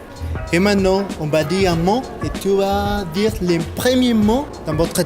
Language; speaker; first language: French; non-native, learner; Spanish